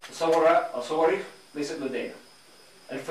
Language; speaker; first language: Arabic; non-native, fluent; English